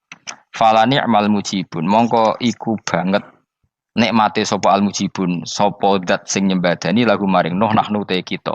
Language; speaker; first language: Indonesian; native; Indonesian